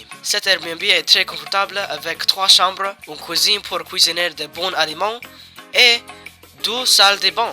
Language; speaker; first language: French; non-native, learner; English